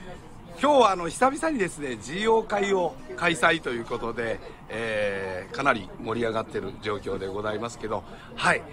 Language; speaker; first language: Japanese; native; Japanese